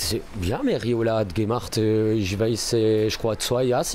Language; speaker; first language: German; non-native, learner; French